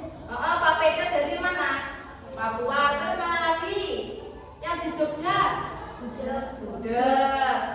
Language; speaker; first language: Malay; non-native, local second language; Javanese